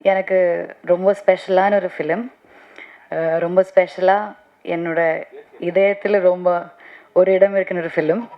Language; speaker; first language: Tamil; non-native, learner; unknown